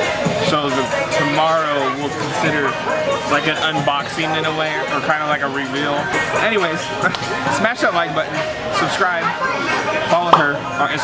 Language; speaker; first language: English; native; English